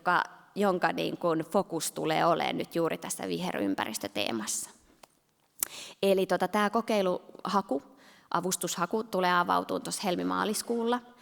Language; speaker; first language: Finnish; native; Finnish